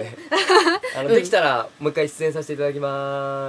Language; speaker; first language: Japanese; native; Japanese